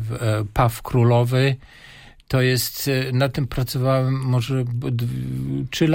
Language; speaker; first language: Polish; non-native, fluent; German